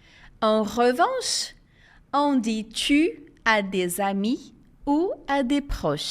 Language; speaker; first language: French; non-native, fluent; Portuguese